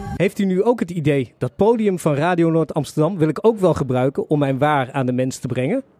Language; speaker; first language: Dutch; native; Dutch